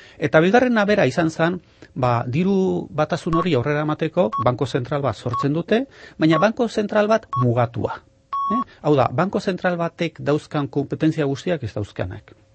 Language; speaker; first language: Basque; non-native, local second language; Spanish